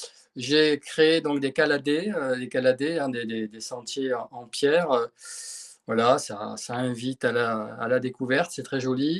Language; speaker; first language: French; native; French